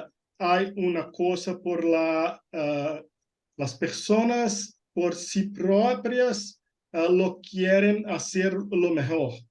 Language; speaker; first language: Spanish; non-native, fluent; Portuguese